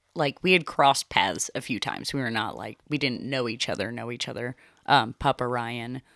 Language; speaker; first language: English; native; English